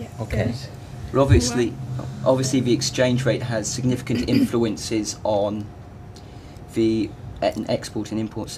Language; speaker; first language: English; native; English